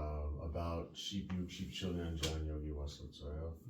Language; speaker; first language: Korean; non-native, learner; English